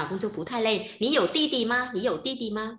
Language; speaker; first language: Chinese; non-native, fluent; Vietnamese